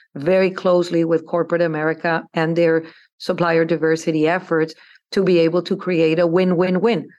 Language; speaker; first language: English; non-native, fluent; Spanish